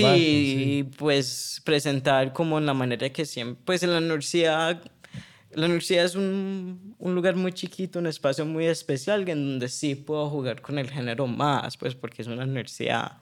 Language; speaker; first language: Spanish; early bilingual, heritage; Spanish